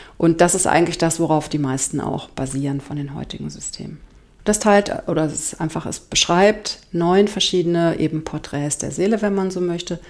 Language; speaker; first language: German; native; German